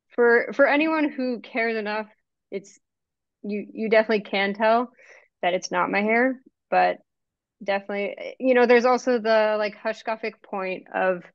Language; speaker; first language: English; native; English